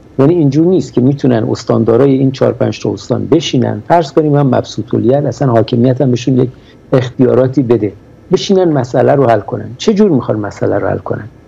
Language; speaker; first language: Persian; native; Persian